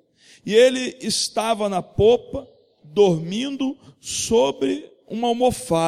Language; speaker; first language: Portuguese; native; Portuguese